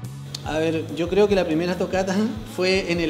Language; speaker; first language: Spanish; native; Spanish